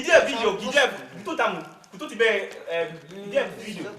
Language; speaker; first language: Russian; non-native, learner; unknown